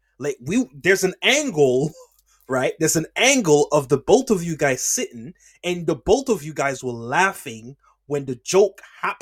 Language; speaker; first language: English; native; English